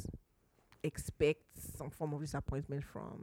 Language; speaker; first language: English; non-native, local second language; Yoruba